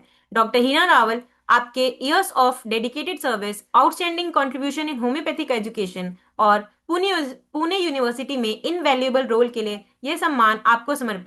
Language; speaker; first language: Hindi; native; Hindi